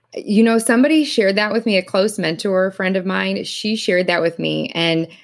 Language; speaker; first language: English; native; English